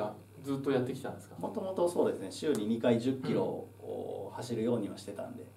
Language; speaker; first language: Japanese; native; Japanese